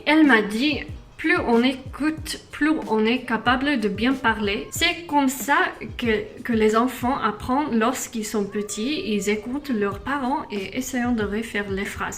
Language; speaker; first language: French; non-native, learner; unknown